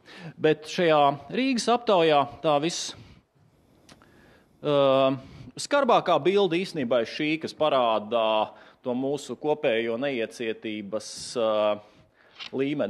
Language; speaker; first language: Latvian; native; Latvian